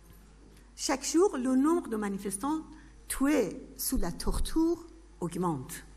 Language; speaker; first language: French; non-native, fluent; Persian